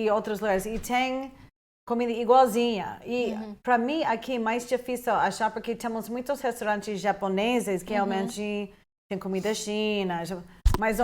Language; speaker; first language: Portuguese; non-native, fluent; English